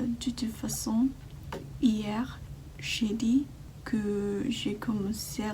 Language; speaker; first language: French; non-native, learner; Japanese